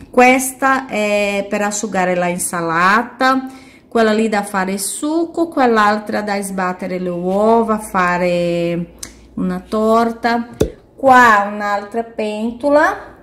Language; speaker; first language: Italian; non-native, fluent; Portuguese